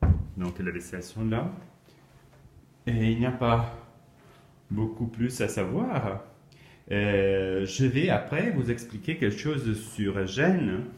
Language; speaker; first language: French; non-native, fluent; Italian